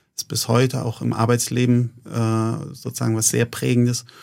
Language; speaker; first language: German; native; German